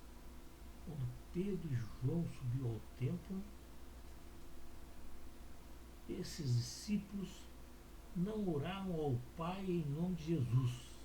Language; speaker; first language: Portuguese; native; Portuguese